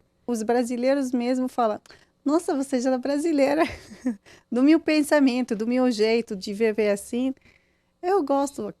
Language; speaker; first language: Portuguese; non-native, learner; Arabic